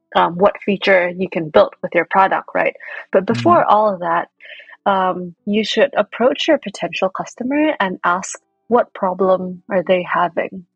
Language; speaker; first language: English; non-native, fluent; Indonesian